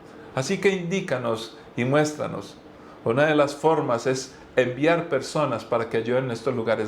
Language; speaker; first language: Spanish; native; Spanish